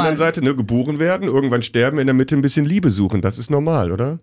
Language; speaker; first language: German; native; German